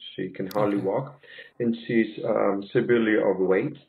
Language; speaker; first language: English; native; English